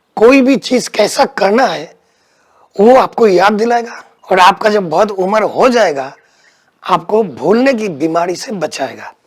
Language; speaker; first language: Hindi; non-native, local second language; Bangla